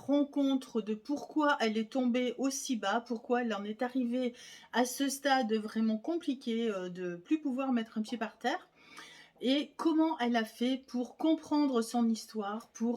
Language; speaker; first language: French; native; French